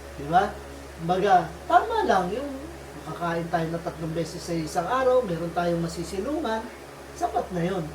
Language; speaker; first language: Filipino; native; Filipino